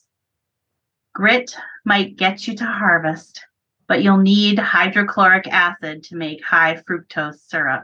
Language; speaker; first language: English; native; English